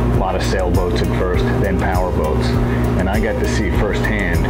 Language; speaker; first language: English; native; English